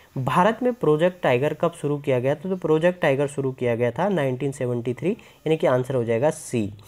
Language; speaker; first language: Hindi; native; Hindi